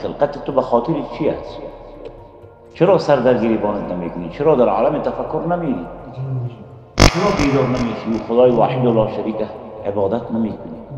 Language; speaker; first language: Persian; native; Persian